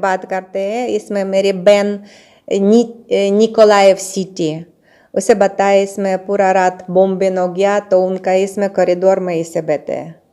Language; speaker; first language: Hindi; non-native, learner; Russian